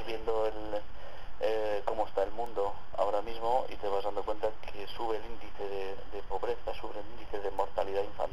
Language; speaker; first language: Spanish; native; Spanish